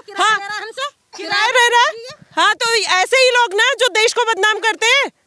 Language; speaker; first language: Hindi; native; Hindi